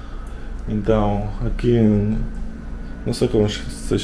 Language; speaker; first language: Portuguese; non-native, learner; Russian